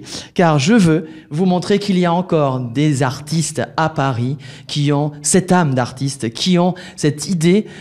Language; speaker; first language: French; native; French